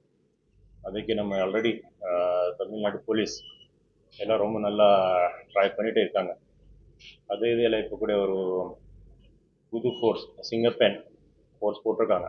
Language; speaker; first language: Tamil; non-native, fluent; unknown